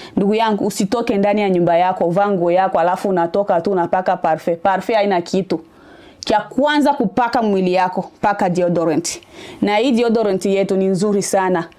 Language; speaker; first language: Swahili; native; Swahili